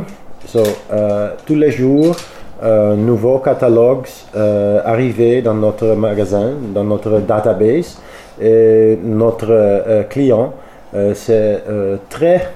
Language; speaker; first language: French; non-native, learner; Dutch